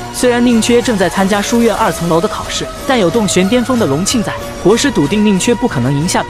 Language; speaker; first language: Chinese; native; Chinese